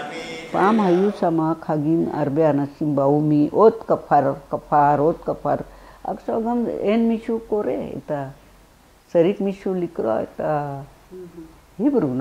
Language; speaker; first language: Hebrew; non-native, fluent; Marathi